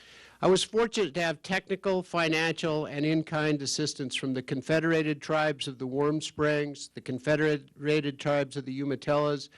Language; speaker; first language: English; native; English